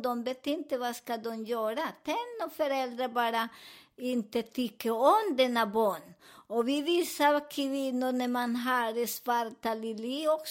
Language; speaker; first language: Swedish; non-native, learner; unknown